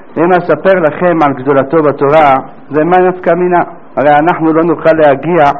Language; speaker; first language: Hebrew; native; Hebrew